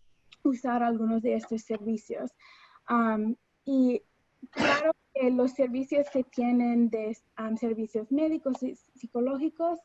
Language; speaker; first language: Spanish; non-native, fluent; English